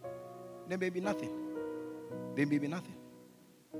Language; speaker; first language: English; non-native, local second language; Ga